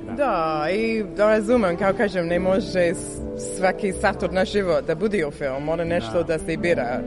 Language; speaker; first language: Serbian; non-native, learner; English